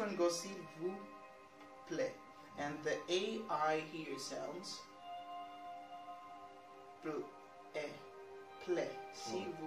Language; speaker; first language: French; non-native, learner; English